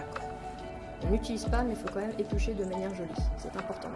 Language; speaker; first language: French; native; French